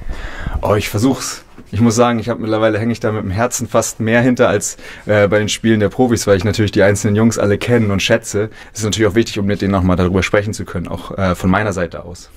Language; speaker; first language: German; native; German